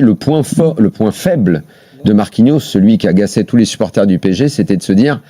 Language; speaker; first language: French; native; French